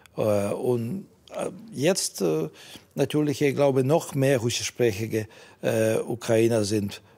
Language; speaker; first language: German; non-native, fluent; Russian